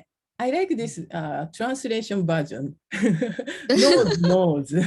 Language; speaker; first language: English; non-native, learner; Japanese